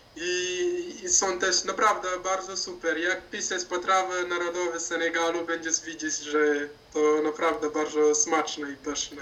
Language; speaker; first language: Polish; non-native, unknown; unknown